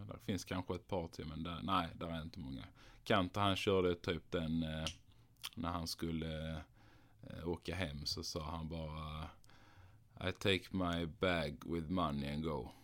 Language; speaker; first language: Swedish; native; Swedish